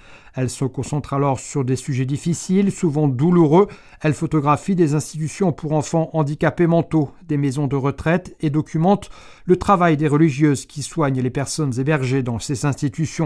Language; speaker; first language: French; native; French